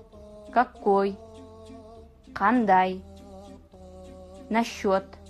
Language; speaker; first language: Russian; non-native, fluent; Kazakh